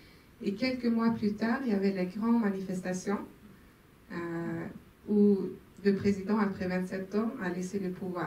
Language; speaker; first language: French; non-native, local second language; Swedish